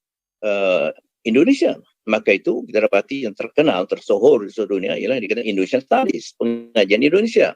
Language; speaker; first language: Malay; native; Malay